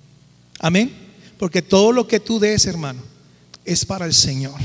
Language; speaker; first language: Spanish; native; Spanish